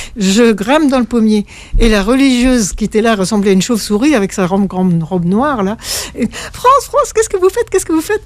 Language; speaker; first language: French; native; French